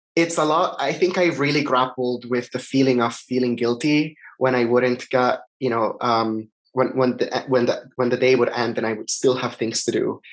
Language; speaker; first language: English; non-native, fluent; Italian